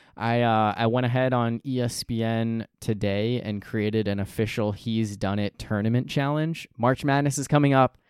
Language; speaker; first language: English; native; English